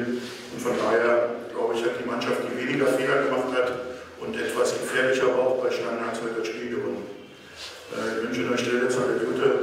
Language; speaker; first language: German; native; German